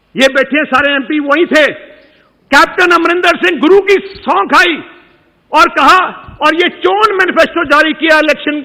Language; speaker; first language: Hindi; non-native, local second language; Punjabi